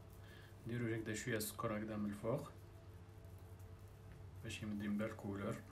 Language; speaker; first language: Arabic; native; Arabic